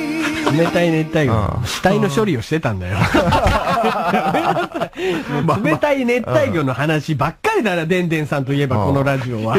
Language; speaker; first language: Japanese; native; Japanese